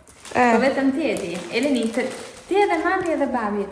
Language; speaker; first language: Albanian; early bilingual, heritage; Albanian